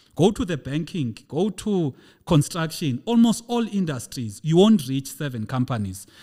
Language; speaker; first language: English; non-native, local second language; Xhosa